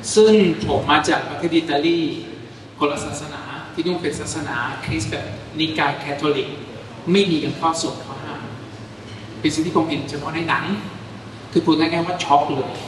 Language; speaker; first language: Thai; non-native, fluent; Italian